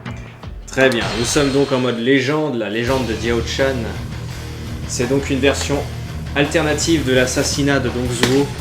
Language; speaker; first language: French; native; French